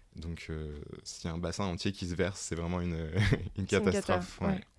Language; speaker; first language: French; native; French